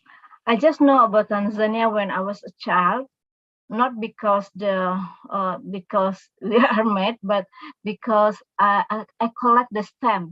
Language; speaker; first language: English; non-native, local second language; Indonesian